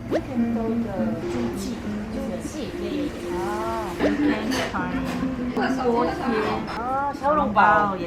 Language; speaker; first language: English; non-native, fluent; Chinese